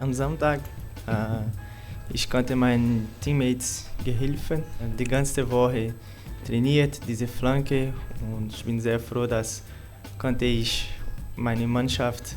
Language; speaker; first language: German; non-native, learner; Portuguese